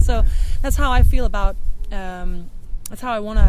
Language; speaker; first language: English; non-native, fluent; Danish